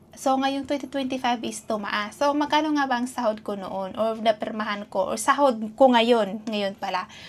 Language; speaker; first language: Filipino; non-native, local second language; Cebuano